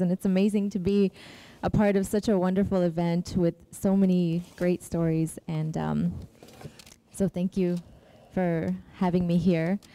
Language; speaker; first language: English; early bilingual, other home language; Persian